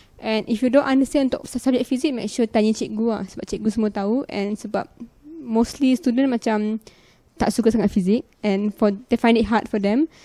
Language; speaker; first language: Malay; non-native, local second language; Punjabi